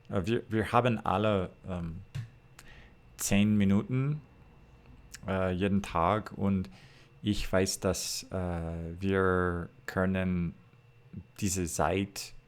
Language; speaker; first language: German; non-native, learner; English